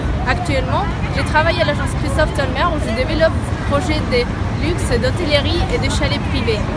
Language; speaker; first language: French; non-native, fluent; Spanish